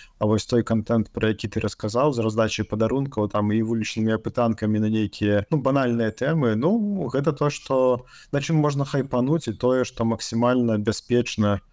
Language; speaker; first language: Belarusian; non-native, local second language; Russian